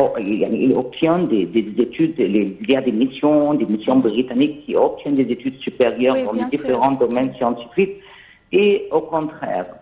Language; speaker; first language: French; non-native, fluent; Arabic